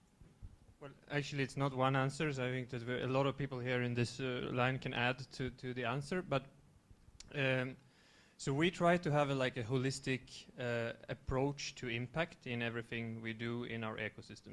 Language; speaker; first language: English; non-native, fluent; Swedish